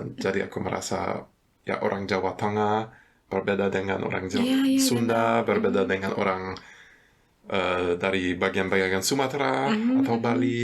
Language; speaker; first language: Indonesian; non-native, fluent; German